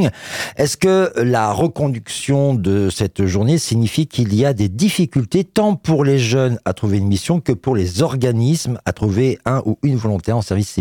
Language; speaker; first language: French; native; French